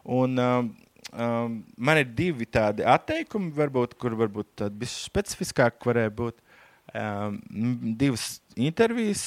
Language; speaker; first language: Latvian; native; Latvian